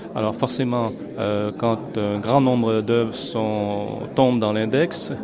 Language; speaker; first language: French; native; French